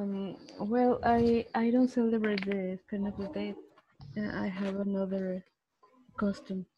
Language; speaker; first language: English; non-native, learner; Spanish